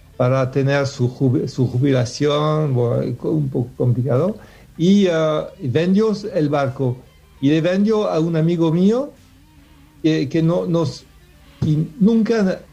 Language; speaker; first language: Spanish; non-native, learner; French